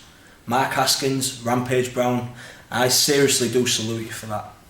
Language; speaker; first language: English; native; English